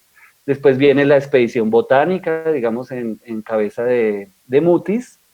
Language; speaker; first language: Spanish; native; Spanish